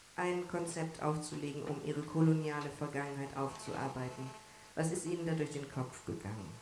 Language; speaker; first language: German; native; German